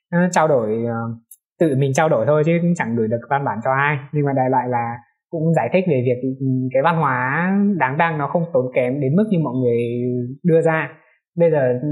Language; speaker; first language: Vietnamese; non-native, local second language; Hmong